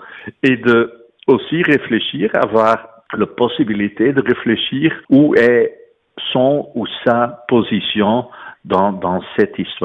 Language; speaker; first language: French; non-native, fluent; Dutch